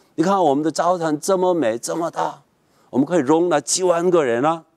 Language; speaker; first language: Chinese; non-native, fluent; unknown